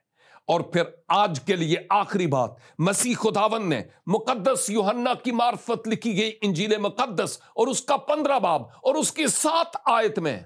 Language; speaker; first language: Urdu; native; Urdu